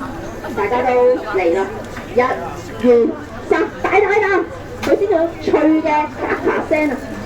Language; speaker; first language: Cantonese; native; Cantonese